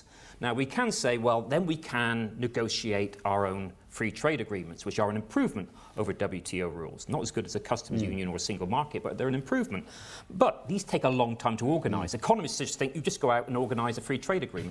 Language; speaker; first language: English; native; English